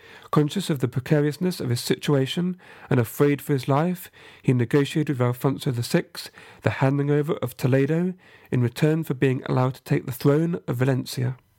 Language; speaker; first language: English; native; English